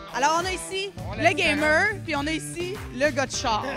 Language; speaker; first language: French; native; French